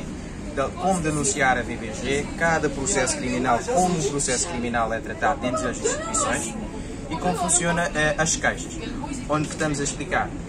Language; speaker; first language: Portuguese; non-native, local second language; Kabuverdianu